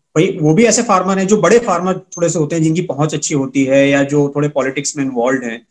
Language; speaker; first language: Hindi; native; Hindi